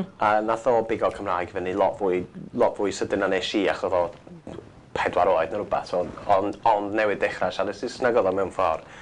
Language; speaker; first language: Welsh; non-native, local second language; English